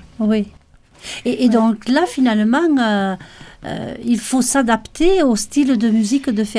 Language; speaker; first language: French; native; French